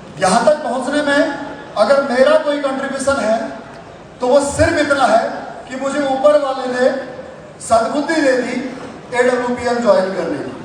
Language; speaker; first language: Hindi; native; Hindi